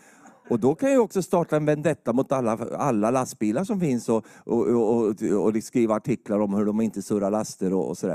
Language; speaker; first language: Swedish; native; Swedish